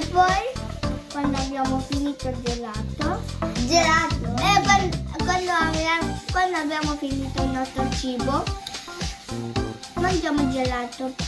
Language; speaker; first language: Italian; early bilingual, other home language; Filipino